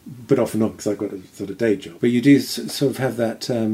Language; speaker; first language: English; native; English